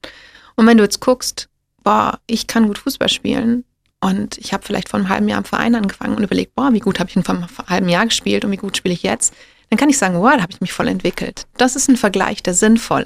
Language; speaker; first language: German; native; German